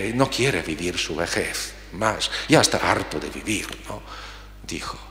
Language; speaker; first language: Spanish; non-native, fluent; Polish